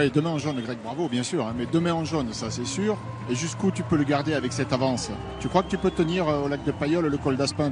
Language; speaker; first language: French; native; French